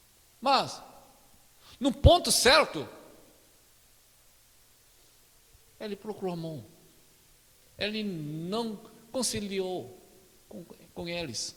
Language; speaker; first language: Portuguese; non-native, learner; Korean